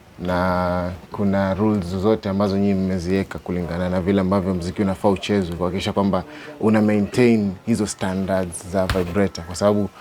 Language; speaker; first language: Swahili; native; Swahili